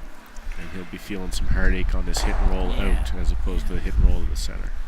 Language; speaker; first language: English; native; English